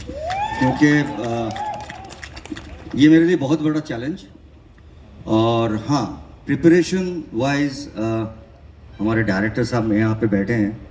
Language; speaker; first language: Hindi; non-native, local second language; Bangla